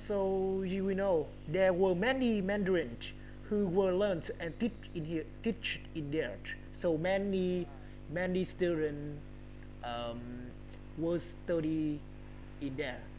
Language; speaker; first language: English; non-native, learner; Vietnamese